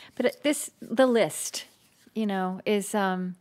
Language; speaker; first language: English; native; English